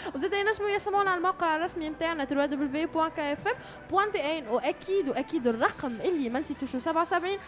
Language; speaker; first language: Arabic; native; Arabic